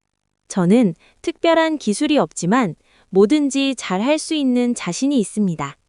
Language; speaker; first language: Korean; non-native, learner; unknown